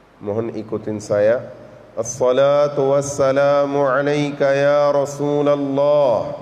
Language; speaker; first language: Indonesian; non-native, learner; Urdu